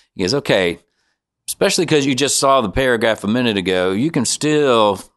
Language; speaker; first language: English; native; English